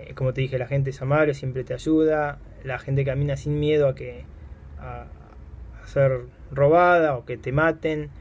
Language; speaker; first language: Spanish; native; Spanish